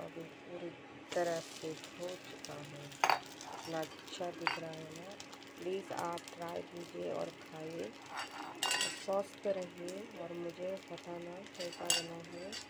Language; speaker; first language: Hindi; non-native, local second language; Konkani